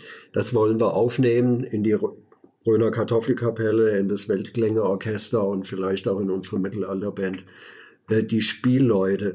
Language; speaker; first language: German; native; German